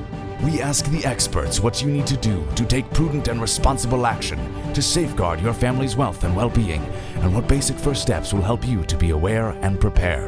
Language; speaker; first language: English; native; English